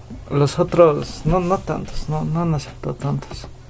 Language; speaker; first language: Spanish; native; Spanish